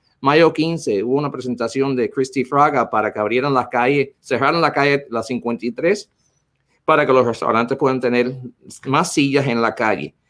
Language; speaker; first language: Spanish; early bilingual, heritage; Spanish